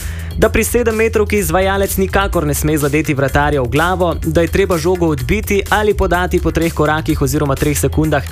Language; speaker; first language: Slovenian; native; Slovenian